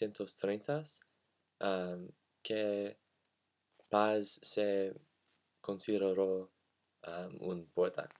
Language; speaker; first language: Spanish; non-native, learner; English